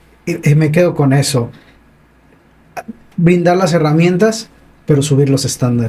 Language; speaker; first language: Spanish; native; Spanish